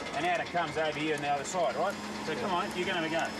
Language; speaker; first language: English; native; English